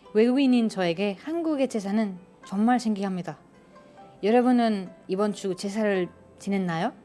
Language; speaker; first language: Korean; non-native, fluent; Spanish